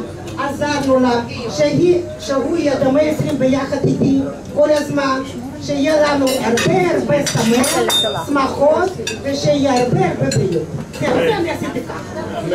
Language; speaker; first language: Hebrew; non-native, fluent; Russian